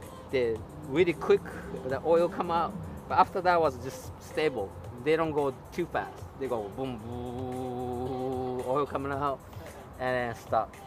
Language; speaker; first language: English; non-native, learner; Japanese